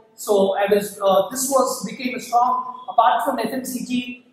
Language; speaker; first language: English; non-native, local second language; Kannada